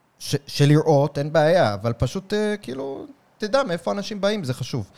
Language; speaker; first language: Hebrew; native; Hebrew